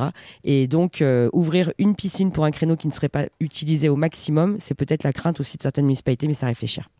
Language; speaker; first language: French; native; French